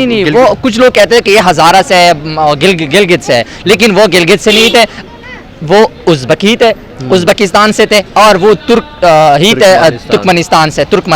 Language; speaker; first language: Hindi; non-native, local second language; Pashto